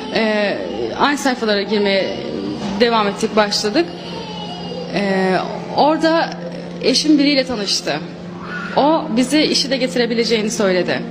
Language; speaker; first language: Turkish; native; Turkish